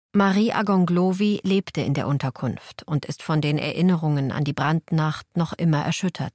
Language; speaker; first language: German; native; German